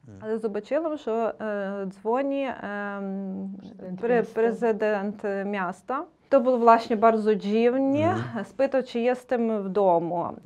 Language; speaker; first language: Ukrainian; native; Ukrainian